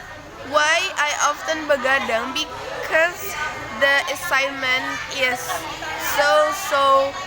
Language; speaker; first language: English; non-native, learner; Indonesian